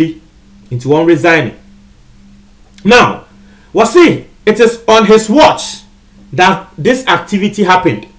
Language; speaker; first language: English; non-native, local second language; Akan